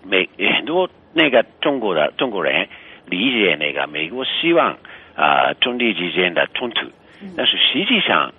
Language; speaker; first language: Chinese; non-native, fluent; Japanese